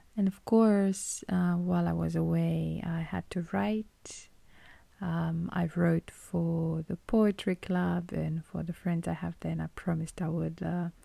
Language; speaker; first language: English; non-native, fluent; Romanian